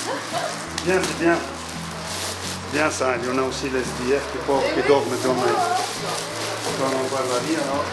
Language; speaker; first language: French; non-native, learner; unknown